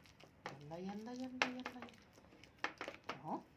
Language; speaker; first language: Arabic; native; Arabic